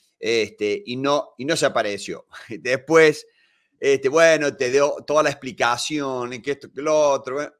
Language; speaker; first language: Spanish; native; Spanish